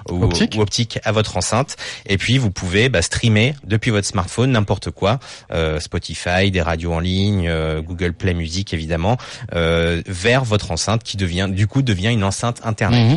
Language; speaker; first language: French; native; French